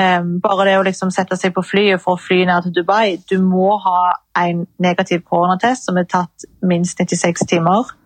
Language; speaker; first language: Norwegian; early bilingual, other home language; Arabic